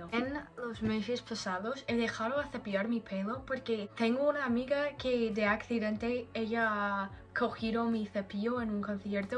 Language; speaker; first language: Spanish; non-native, learner; English